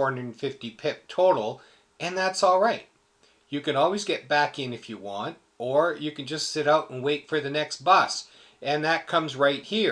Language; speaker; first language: English; native; English